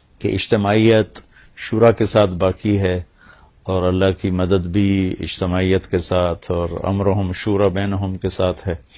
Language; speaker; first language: Urdu; non-native, local second language; Punjabi